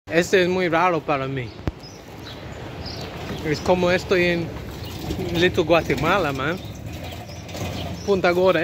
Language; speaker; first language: Spanish; non-native, learner; English